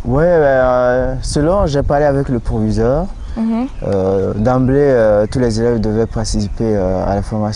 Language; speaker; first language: French; non-native, local second language; Ewe